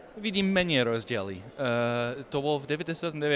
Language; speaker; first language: Slovak; non-native, learner; English